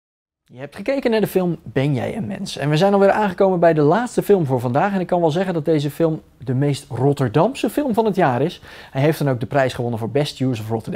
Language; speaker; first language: Dutch; native; Dutch